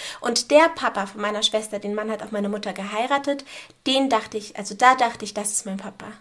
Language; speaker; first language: German; native; German